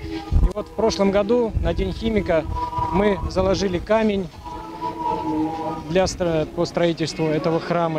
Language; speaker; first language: Russian; native; Russian